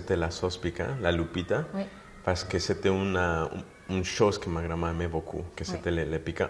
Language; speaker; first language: French; non-native, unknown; Spanish